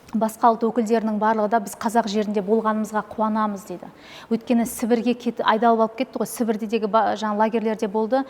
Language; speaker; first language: Kazakh; native; Kazakh